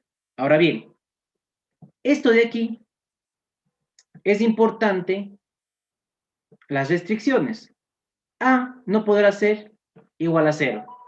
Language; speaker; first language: Spanish; native; Spanish